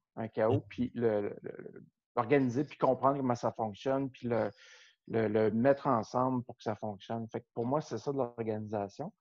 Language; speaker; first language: French; native; French